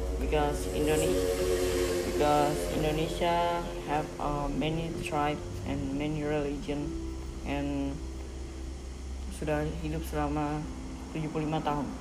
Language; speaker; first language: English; non-native, learner; Indonesian